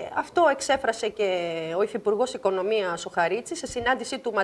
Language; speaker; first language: Greek; non-native, fluent; German